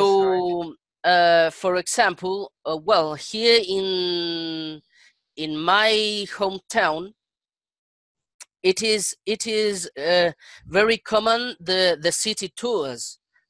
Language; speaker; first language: English; non-native, learner; Spanish